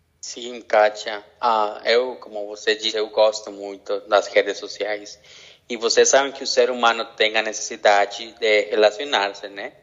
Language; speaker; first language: Portuguese; non-native, learner; Spanish